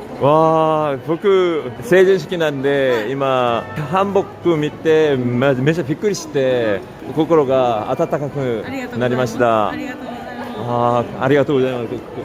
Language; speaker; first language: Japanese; non-native, fluent; Korean